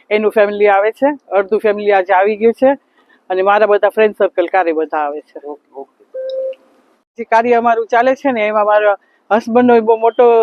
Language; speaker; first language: Gujarati; early bilingual, heritage; Gujarati